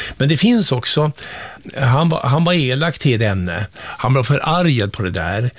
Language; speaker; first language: Swedish; native; Swedish